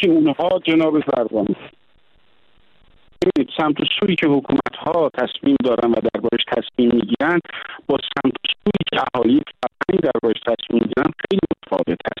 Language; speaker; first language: Persian; native; Persian